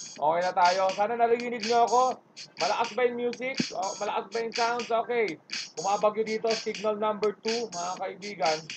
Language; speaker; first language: Filipino; native; Filipino